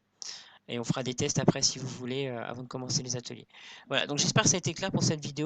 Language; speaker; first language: French; native; French